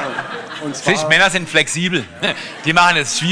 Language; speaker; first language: German; native; German